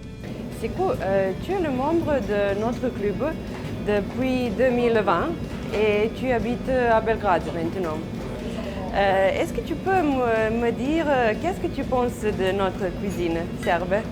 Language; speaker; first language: French; non-native, learner; Serbian